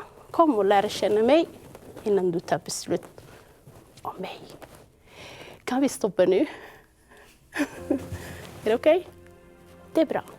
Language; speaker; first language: Swedish; non-native, fluent; Somali